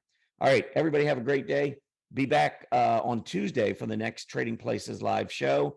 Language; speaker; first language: English; native; English